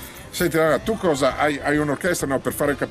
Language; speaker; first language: Italian; native; Italian